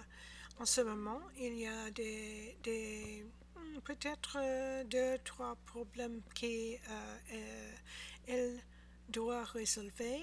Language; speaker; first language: French; non-native, learner; English